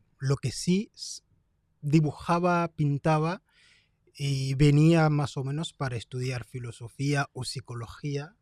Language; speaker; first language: Spanish; non-native, fluent; Haitian Creole